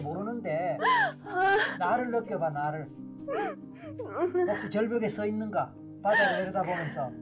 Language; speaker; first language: Korean; native; Korean